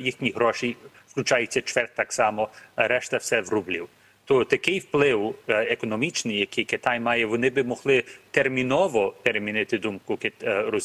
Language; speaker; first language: Ukrainian; early bilingual, heritage; Ukrainian